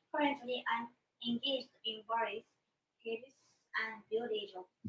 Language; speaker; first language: English; non-native, learner; Japanese